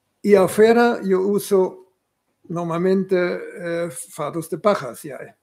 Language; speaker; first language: Spanish; non-native, fluent; German